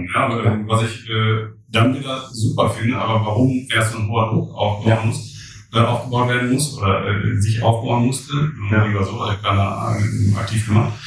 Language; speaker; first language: German; native; German